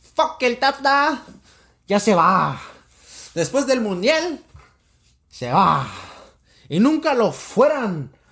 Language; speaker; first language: Spanish; early bilingual, heritage; Spanish